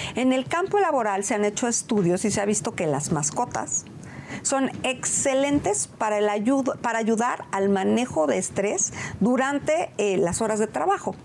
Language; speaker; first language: Spanish; native; Spanish